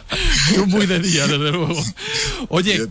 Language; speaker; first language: Spanish; native; Spanish